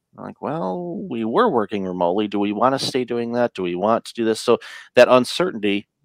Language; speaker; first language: English; native; English